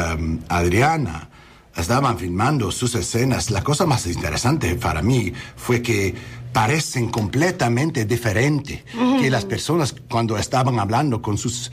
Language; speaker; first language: Spanish; non-native, learner; English